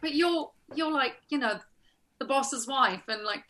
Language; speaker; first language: English; native; English